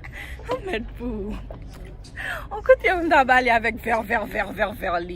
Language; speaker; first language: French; non-native, learner; Haitian Creole